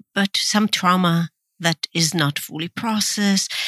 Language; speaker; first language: English; non-native, fluent; Hebrew